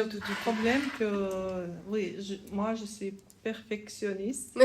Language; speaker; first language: French; non-native, learner; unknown